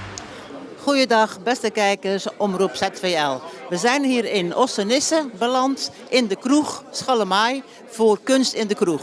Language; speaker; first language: Dutch; native; Dutch